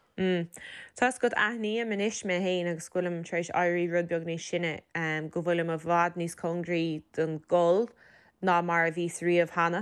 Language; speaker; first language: Irish; native; Irish